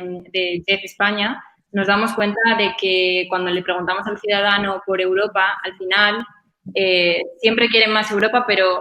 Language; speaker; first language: Spanish; native; Spanish